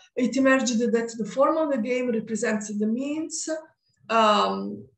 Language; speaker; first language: English; non-native, learner; Italian